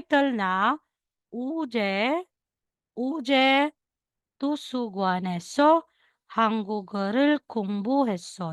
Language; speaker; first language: Korean; non-native, learner; Filipino